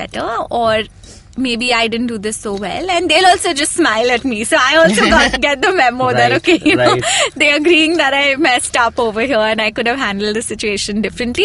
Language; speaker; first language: English; non-native, local second language; Hindi